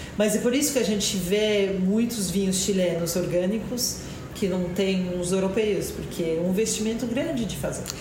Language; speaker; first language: Portuguese; non-native, fluent; French